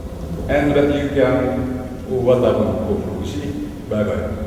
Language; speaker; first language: English; non-native, learner; Japanese